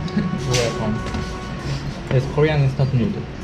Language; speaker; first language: English; non-native, learner; Korean